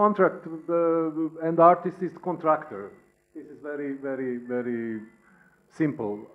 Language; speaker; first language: English; non-native, learner; Serbian